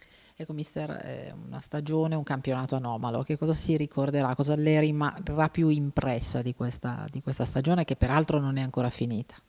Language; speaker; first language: Italian; native; Italian